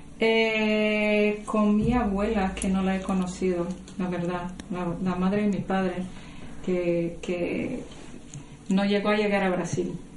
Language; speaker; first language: Spanish; non-native, fluent; Portuguese